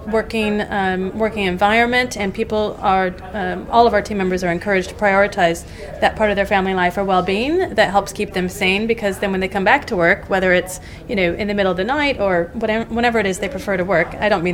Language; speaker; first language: English; native; English